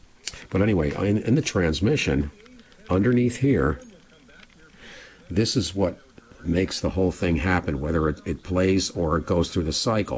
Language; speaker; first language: English; native; English